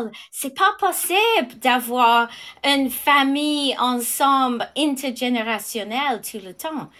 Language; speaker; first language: French; non-native, fluent; English